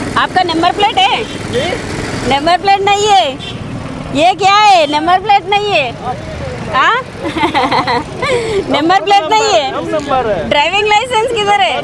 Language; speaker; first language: Hindi; non-native, local second language; Telugu